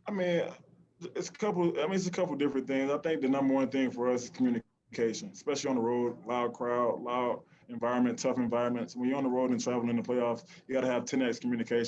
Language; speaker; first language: English; native; English